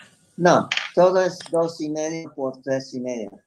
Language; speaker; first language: Spanish; non-native, fluent; English